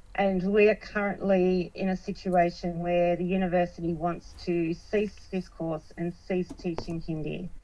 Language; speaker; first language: English; native; English